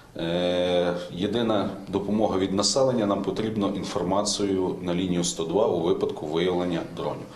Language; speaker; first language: Ukrainian; native; Ukrainian